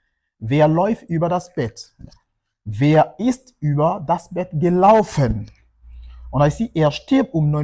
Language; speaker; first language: German; non-native, fluent; French